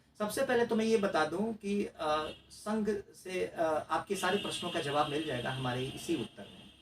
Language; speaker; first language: Hindi; non-native, local second language; Maithili